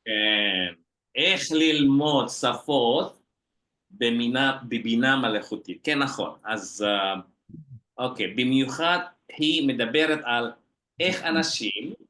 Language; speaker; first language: Hebrew; non-native, fluent; Indonesian